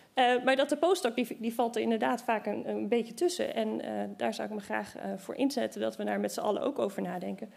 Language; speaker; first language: Dutch; native; Dutch